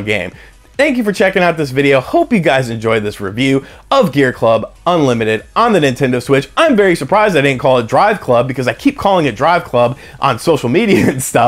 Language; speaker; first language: English; native; English